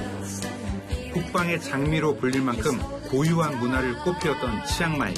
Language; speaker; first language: Korean; native; Korean